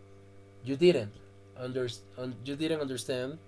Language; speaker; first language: English; non-native, fluent; Spanish